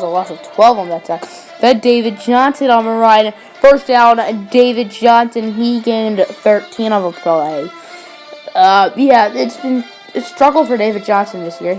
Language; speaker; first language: English; native; English